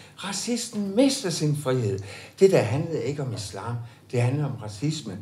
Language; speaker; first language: Danish; native; Danish